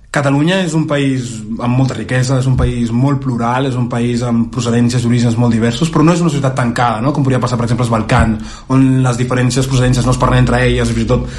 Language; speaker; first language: Catalan; early bilingual, other home language; Lingala